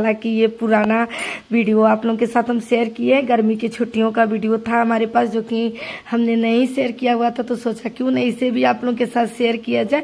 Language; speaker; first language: Hindi; native; Hindi